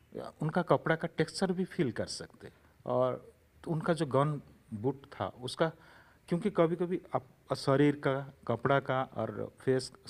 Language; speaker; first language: Hindi; non-native, local second language; Odia